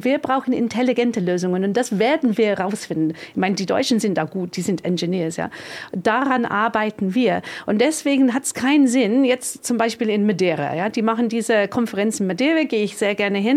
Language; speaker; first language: German; non-native, fluent; English